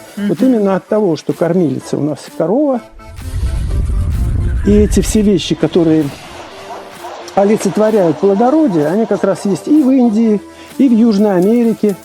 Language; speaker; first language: Russian; native; Russian